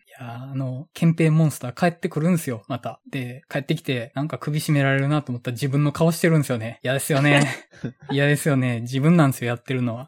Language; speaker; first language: Japanese; native; Japanese